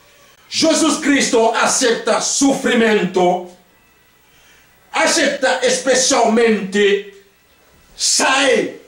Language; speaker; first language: Portuguese; non-native, learner; Haitian Creole